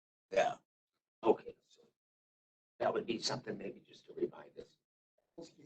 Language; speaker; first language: English; native; English